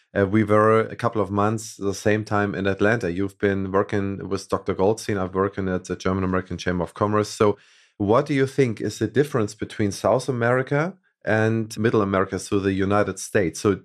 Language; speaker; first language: English; non-native, fluent; German